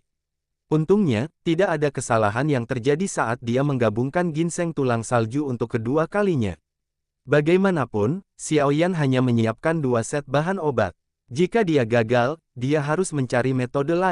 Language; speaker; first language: Indonesian; native; Indonesian